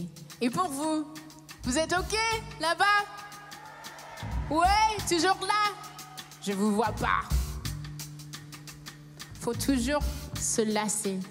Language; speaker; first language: French; non-native, fluent; English